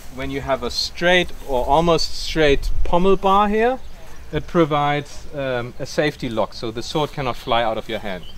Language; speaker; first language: English; non-native, fluent; German